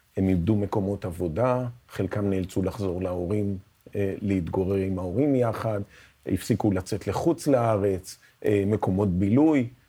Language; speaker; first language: Hebrew; native; Hebrew